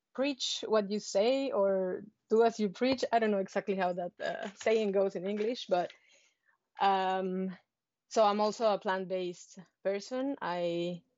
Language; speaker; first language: English; non-native, fluent; Spanish